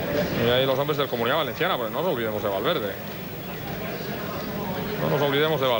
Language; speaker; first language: Spanish; native; Spanish